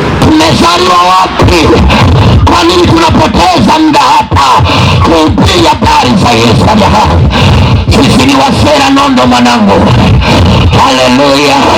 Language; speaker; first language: Swahili; native; Swahili